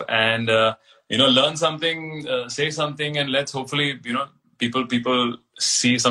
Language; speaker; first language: English; non-native, local second language; Hindi